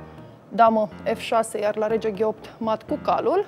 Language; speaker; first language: Romanian; native; Romanian